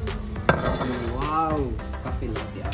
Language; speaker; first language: English; non-native, local second language; Filipino